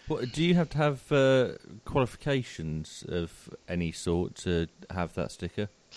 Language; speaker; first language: English; native; English